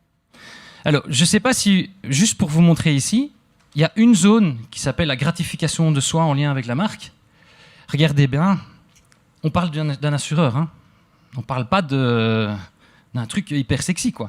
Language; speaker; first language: French; native; French